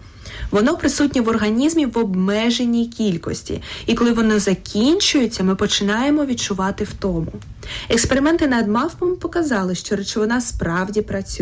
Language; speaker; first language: Ukrainian; native; Ukrainian